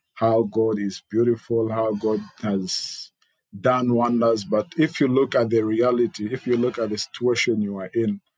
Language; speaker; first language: English; non-native, local second language; Ganda